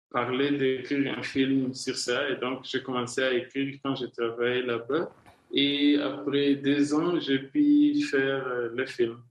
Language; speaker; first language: French; non-native, local second language; Kinyarwanda